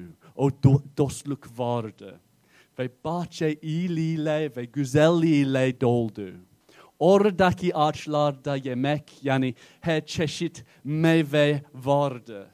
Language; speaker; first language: Turkish; non-native, fluent; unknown